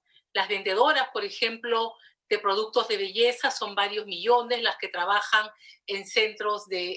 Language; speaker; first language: Spanish; native; Spanish